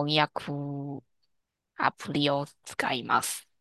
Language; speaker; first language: Japanese; non-native, learner; Chinese